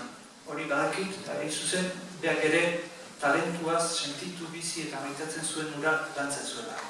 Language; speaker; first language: Basque; native; Basque